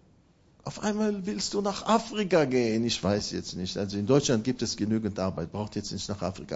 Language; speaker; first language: German; non-native, fluent; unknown